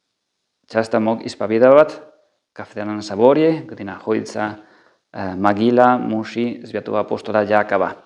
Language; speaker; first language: Russian; non-native, fluent; Spanish